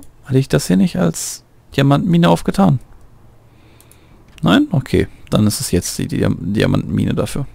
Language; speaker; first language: German; native; German